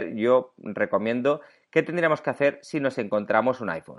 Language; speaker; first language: Spanish; native; Spanish